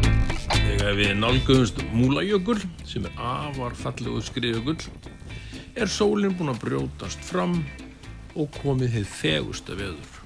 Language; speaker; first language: Icelandic; native; Icelandic